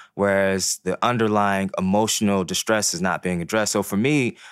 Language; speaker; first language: English; early bilingual, other home language; Haitian Creole